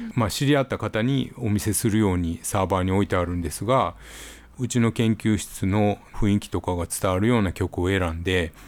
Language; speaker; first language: Japanese; native; Japanese